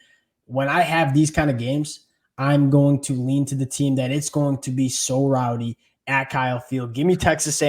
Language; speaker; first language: English; native; English